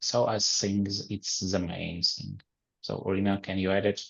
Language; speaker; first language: English; non-native, learner; Ukrainian